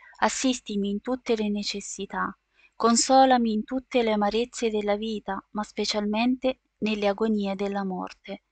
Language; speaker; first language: Italian; native; Italian